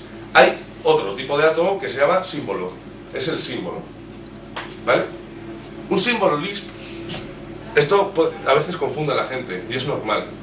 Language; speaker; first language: Spanish; native; Spanish